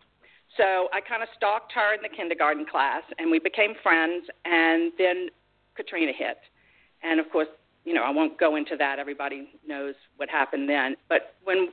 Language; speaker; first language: English; native; English